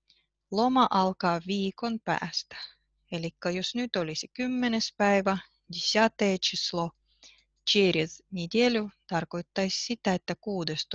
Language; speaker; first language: Finnish; non-native, fluent; Russian